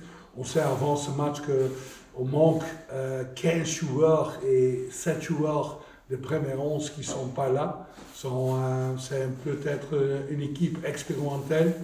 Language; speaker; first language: French; non-native, fluent; Dutch